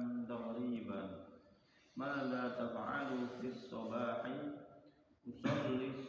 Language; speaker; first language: Arabic; non-native, learner; Indonesian